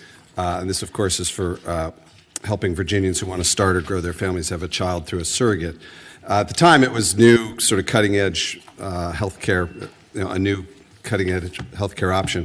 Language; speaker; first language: English; native; English